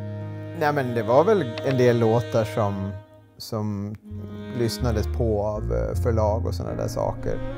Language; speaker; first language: Swedish; native; Swedish